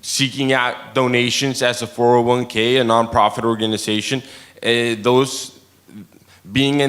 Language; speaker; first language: English; early bilingual, other home language; Spanish